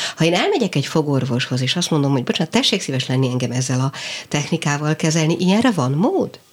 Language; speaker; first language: Hungarian; native; Hungarian